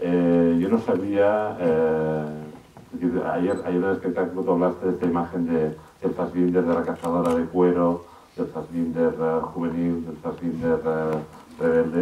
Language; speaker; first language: Spanish; native; Spanish